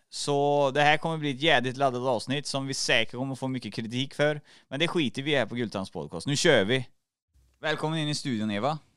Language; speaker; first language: Swedish; native; Swedish